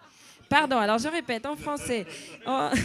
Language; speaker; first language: French; non-native, fluent; Spanish